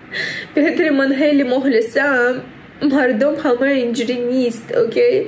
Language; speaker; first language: Persian; early bilingual, heritage; Persian